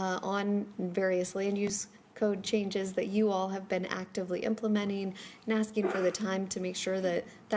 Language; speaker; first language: English; native; English